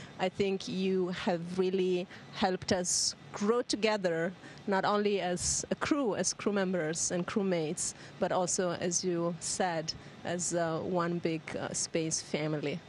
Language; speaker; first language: English; non-native, fluent; Italian